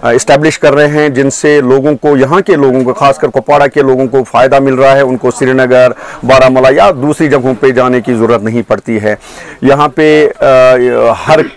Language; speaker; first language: Hindi; non-native, local second language; Kashmiri